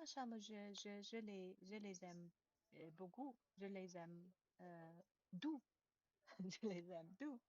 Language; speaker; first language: French; non-native, learner; Chinese